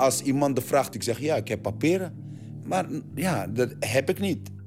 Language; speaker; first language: Dutch; non-native, learner; Arabic